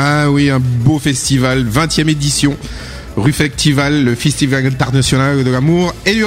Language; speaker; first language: French; native; French